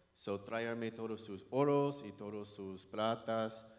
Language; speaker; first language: Spanish; non-native, learner; English